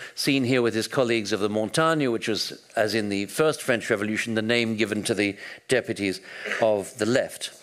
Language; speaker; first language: English; native; English